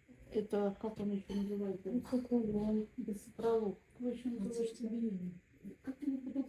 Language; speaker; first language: Russian; native; Russian